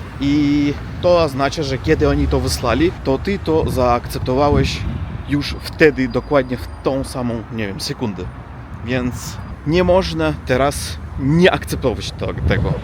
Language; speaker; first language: Polish; non-native, learner; Russian